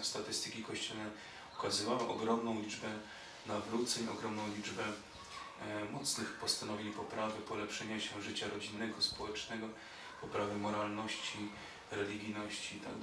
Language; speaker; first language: Polish; native; Polish